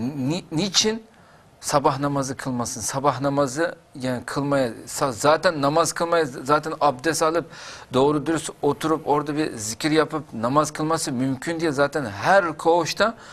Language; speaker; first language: Turkish; non-native, fluent; Uyghur